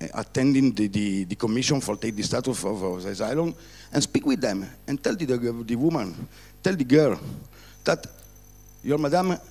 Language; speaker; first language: English; non-native, learner; Italian